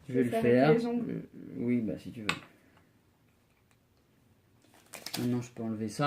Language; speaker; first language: French; native; French